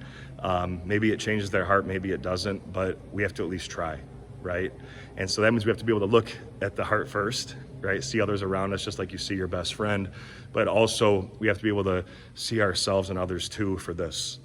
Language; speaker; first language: English; native; English